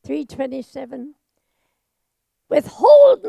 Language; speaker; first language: English; native; English